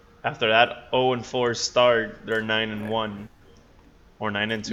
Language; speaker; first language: English; non-native, local second language; Spanish